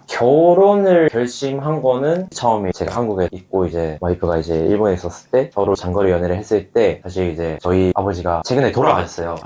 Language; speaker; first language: Korean; native; Korean